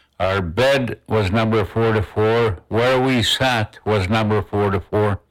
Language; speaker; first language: English; non-native, local second language; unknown